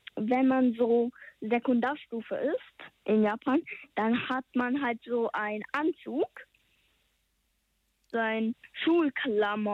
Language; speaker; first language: German; early bilingual, heritage; German